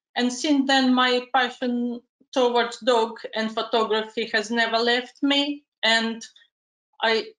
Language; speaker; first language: English; non-native, fluent; Ukrainian